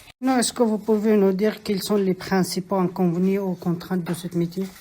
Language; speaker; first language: French; non-native, learner; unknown